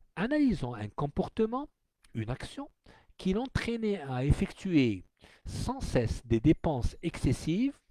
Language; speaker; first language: French; non-native, local second language; Arabic